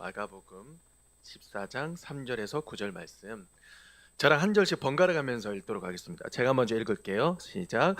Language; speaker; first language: Korean; native; Korean